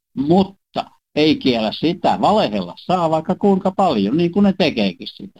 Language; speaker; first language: Finnish; native; Finnish